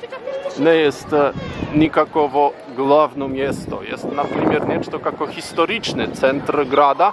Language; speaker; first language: Polish; non-native, learner; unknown